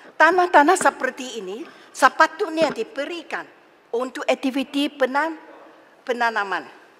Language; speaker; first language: Malay; non-native, local second language; Chinese